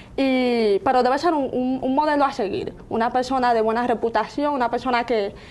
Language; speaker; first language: Spanish; native; Spanish